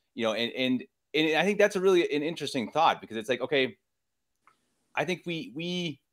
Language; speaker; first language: English; native; English